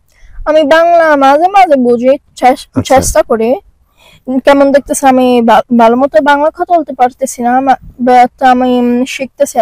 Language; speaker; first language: Bangla; early bilingual, heritage; Bangla